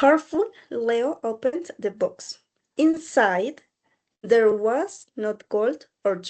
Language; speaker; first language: English; non-native, learner; Spanish